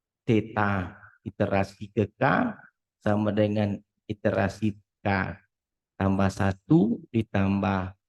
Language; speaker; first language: Indonesian; native; Indonesian